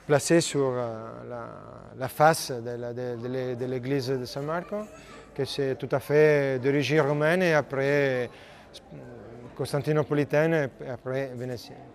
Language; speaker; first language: French; non-native, learner; Italian